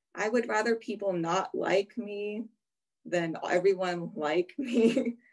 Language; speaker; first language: English; native; English